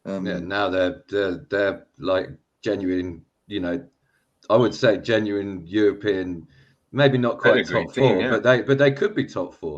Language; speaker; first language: English; native; English